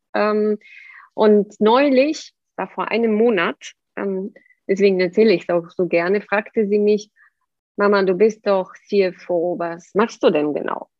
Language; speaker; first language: German; non-native, fluent; Bulgarian